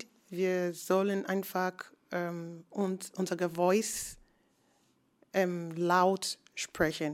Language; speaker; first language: German; non-native, learner; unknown